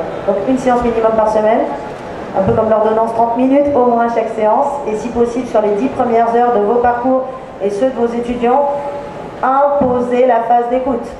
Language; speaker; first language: French; native; French